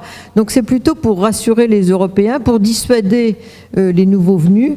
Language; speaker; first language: French; native; French